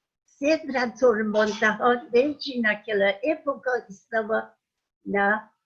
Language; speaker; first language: Portuguese; non-native, fluent; Persian